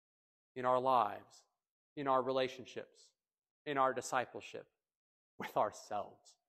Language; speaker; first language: English; native; English